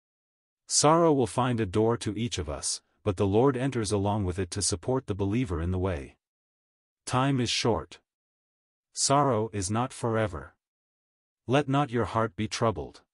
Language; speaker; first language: English; native; English